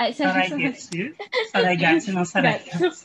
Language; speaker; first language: Japanese; non-native, fluent; Filipino